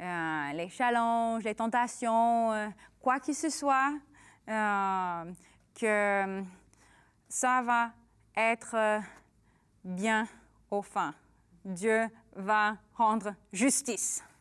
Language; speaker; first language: French; non-native, learner; English